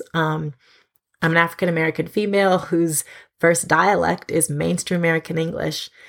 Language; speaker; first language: English; native; English